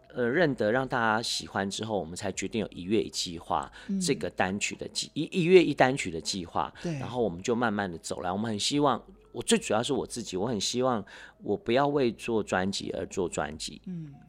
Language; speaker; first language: Chinese; non-native, local second language; Hakka Chinese